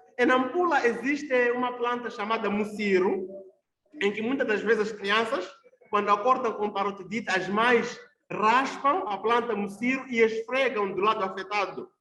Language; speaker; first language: Portuguese; non-native, local second language; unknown